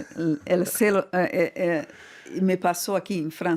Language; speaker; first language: Spanish; non-native, fluent; Portuguese